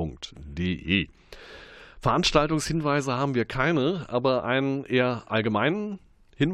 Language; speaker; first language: German; native; German